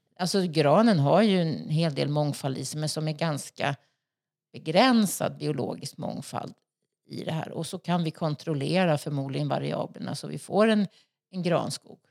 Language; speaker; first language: Swedish; native; Swedish